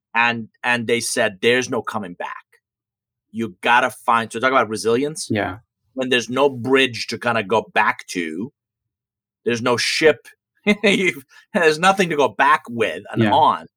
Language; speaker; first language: English; early bilingual, other home language; Persian